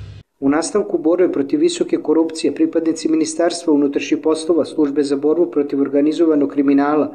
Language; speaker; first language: Serbian; native; Serbian